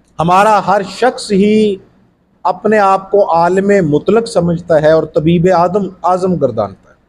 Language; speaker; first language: Urdu; non-native, local second language; Punjabi